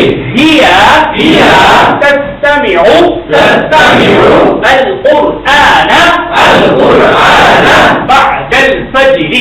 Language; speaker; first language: Arabic; non-native, fluent; Bangla